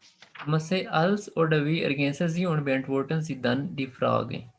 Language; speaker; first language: German; non-native, fluent; Urdu